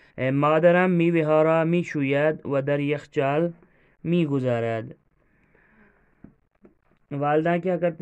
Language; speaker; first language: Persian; non-native, fluent; Urdu